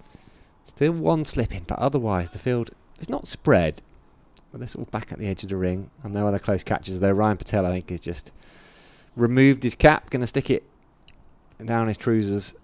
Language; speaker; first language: English; native; English